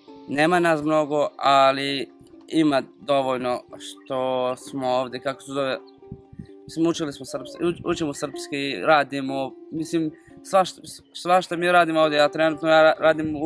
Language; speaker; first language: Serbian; non-native, fluent; Kurdish